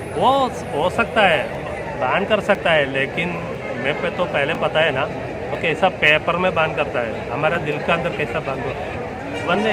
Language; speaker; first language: Hindi; non-native, local second language; Malayalam